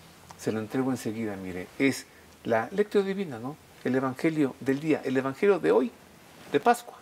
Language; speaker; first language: Spanish; native; Spanish